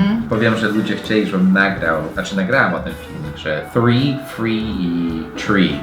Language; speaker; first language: Polish; non-native, fluent; English